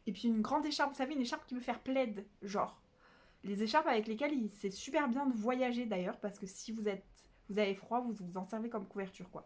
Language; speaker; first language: French; native; French